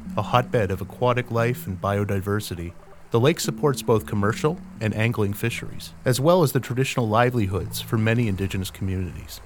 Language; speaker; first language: English; native; English